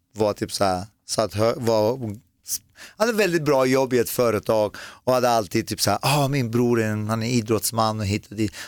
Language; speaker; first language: Swedish; early bilingual, other home language; Persian